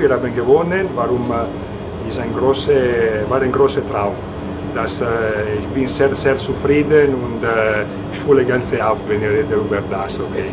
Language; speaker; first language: German; non-native, learner; Italian